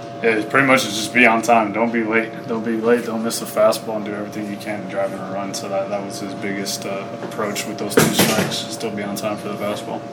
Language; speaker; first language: English; early bilingual, other home language; Spanish